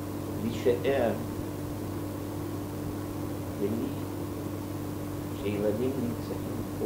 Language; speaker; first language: Hebrew; non-native, fluent; German